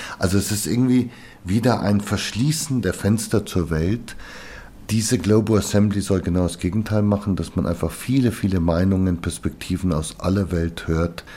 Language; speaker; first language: German; early bilingual, other home language; Bulgarian